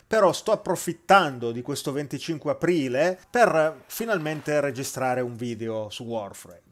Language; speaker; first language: Italian; native; Italian